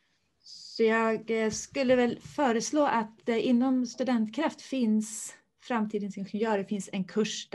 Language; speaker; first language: Swedish; native; Swedish